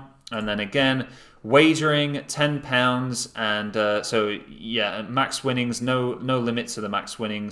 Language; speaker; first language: English; native; English